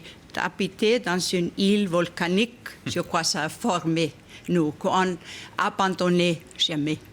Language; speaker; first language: French; non-native, fluent; Icelandic